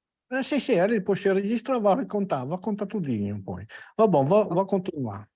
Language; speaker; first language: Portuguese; non-native, learner; Italian